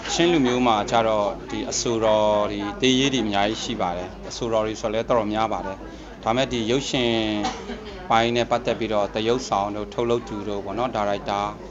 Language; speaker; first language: Burmese; non-native, local second language; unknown